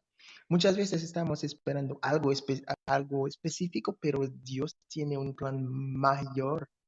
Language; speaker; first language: Spanish; non-native, fluent; English